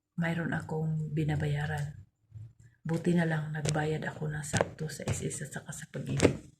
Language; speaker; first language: Filipino; non-native, local second language; Cebuano